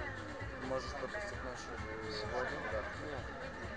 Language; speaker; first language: Romanian; non-native, learner; Russian